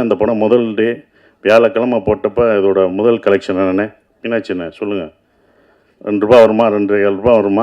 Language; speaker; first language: Tamil; native; Tamil